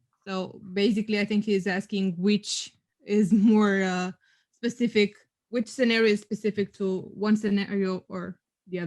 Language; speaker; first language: English; non-native, fluent; Romanian